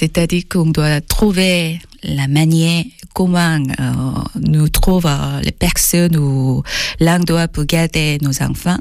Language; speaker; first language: French; non-native, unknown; Korean